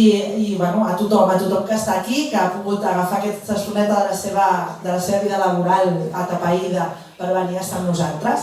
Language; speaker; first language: Catalan; native; Catalan